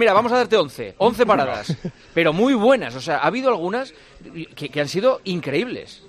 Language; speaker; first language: Spanish; native; Spanish